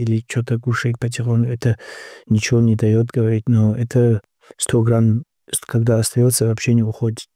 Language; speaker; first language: Russian; non-native, local second language; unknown